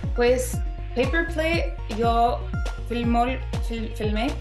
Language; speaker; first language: Spanish; non-native, fluent; English